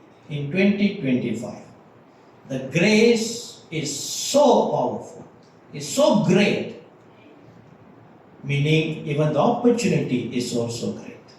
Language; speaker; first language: English; non-native, local second language; Tamil